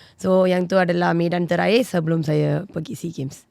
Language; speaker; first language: Malay; non-native, local second language; Tamil